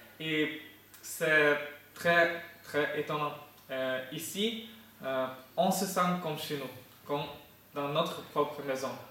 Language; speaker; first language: French; non-native, fluent; Ukrainian